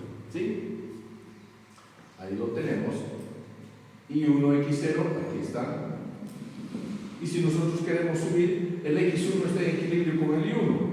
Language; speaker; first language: Spanish; native; Spanish